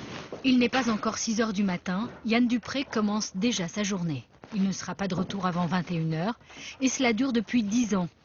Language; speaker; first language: French; native; French